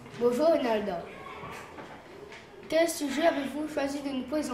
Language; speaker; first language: French; native; French